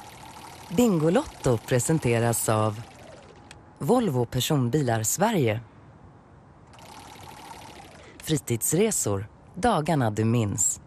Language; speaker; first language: Swedish; native; Swedish